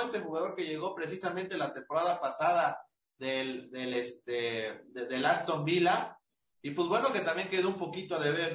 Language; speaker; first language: Spanish; native; Spanish